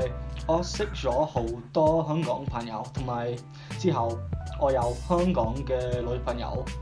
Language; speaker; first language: Cantonese; non-native, learner; English